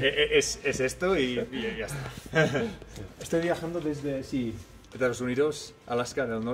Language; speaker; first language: Spanish; non-native, learner; English